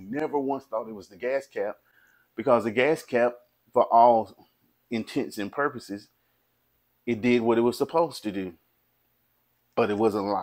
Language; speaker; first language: English; native; English